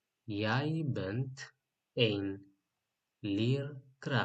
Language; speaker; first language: Dutch; non-native, learner; Tigrinya